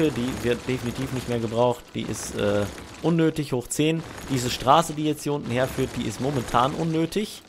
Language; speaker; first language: German; native; German